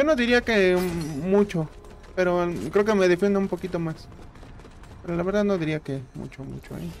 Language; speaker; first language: Spanish; native; Spanish